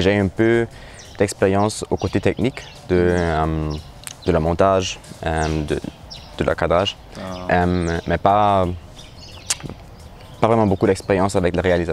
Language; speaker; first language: French; non-native, learner; German